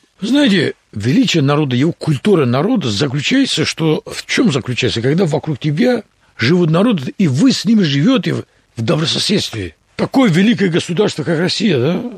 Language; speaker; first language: Russian; non-native, local second language; Talysh